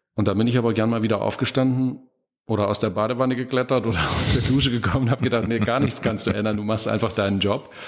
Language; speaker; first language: German; native; German